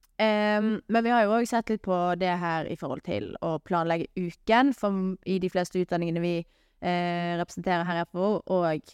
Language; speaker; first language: Norwegian; native; Norwegian